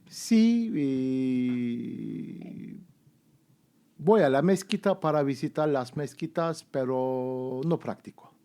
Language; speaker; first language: Spanish; non-native, fluent; Turkish